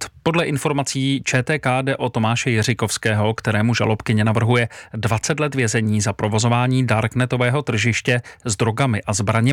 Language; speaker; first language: Czech; native; Czech